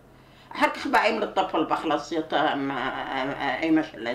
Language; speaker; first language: Hebrew; non-native, learner; Arabic